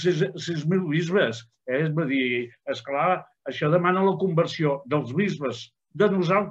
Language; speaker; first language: Catalan; native; Catalan